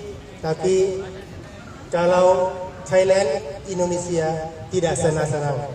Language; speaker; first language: Indonesian; non-native, learner; Thai